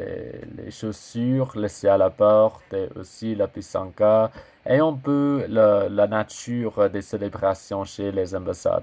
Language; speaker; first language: French; non-native, learner; English